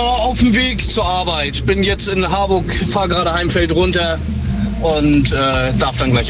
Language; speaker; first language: German; native; German